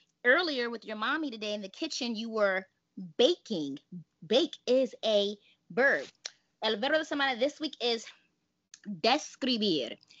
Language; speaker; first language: English; native; English